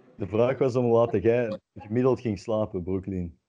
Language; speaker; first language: Dutch; native; Dutch